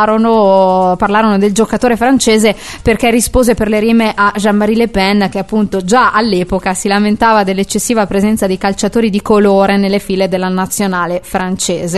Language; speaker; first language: Italian; native; Italian